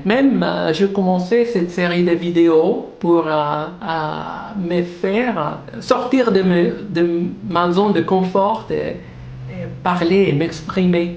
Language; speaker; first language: French; non-native, learner; Spanish